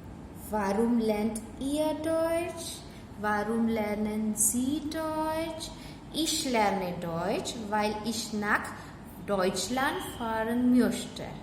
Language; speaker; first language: German; non-native, fluent; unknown